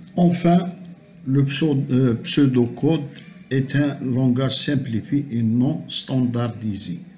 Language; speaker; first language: French; non-native, local second language; Arabic